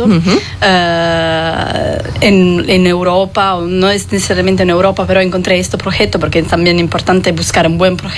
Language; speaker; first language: Spanish; non-native, fluent; Italian